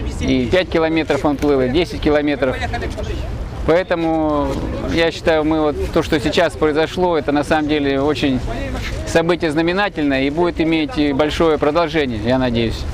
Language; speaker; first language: Russian; native; Russian